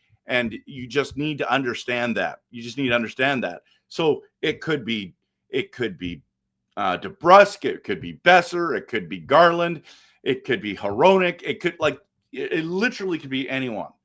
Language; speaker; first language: English; native; English